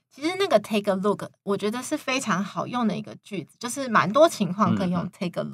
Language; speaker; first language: Chinese; native; Chinese